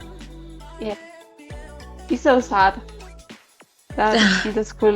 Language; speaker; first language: English; non-native, learner; Spanish